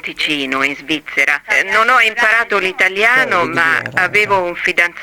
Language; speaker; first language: Italian; non-native, learner; Turkish